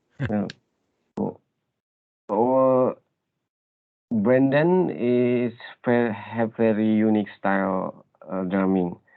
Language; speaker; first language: English; non-native, learner; Indonesian